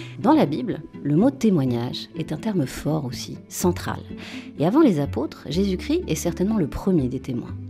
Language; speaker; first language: French; native; French